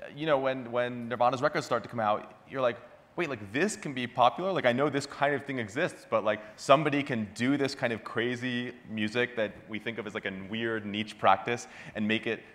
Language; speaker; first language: English; native; English